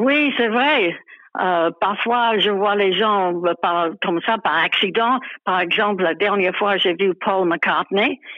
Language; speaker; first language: French; non-native, fluent; English